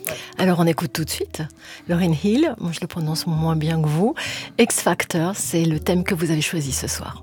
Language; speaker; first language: French; native; French